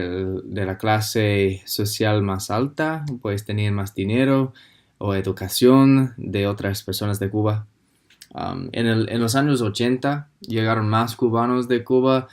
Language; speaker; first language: Spanish; non-native, fluent; English